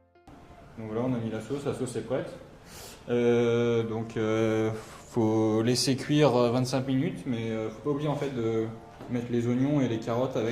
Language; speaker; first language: French; native; French